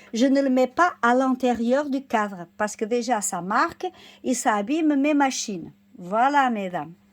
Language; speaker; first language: French; non-native, fluent; Portuguese